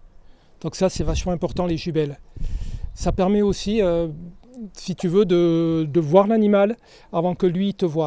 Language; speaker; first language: French; native; French